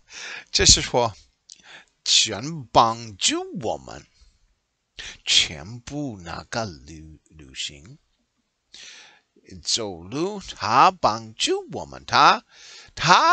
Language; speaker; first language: Chinese; non-native, learner; English